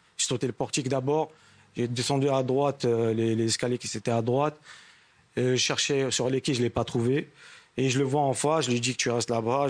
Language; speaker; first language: French; non-native, local second language; Arabic